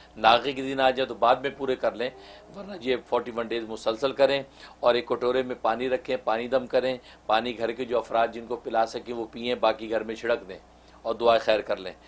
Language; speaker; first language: Urdu; non-native, local second language; Kashmiri